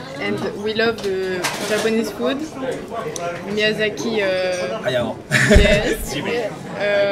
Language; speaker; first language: English; non-native, learner; French